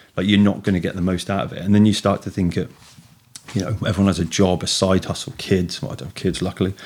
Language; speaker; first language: English; native; English